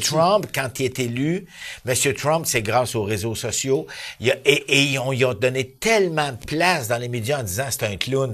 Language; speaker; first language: French; native; French